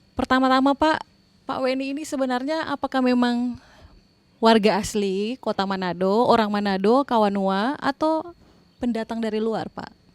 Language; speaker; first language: Indonesian; native; Indonesian